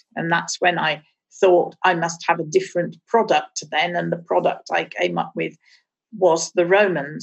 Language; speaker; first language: English; native; English